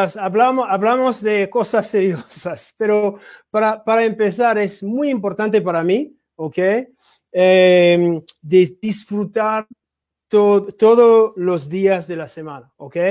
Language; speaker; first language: Spanish; non-native, learner; English